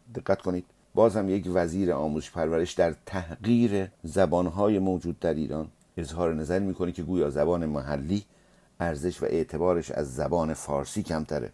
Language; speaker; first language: Persian; non-native, local second language; Azerbaijani